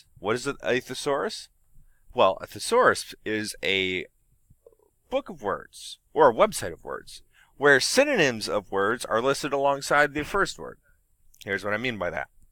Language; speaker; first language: English; native; English